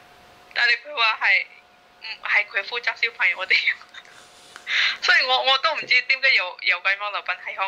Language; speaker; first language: Cantonese; non-native, fluent; Indonesian